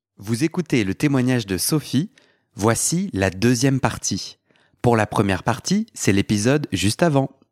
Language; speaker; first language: French; native; French